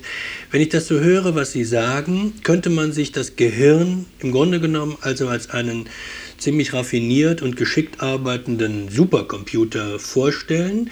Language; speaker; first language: German; native; German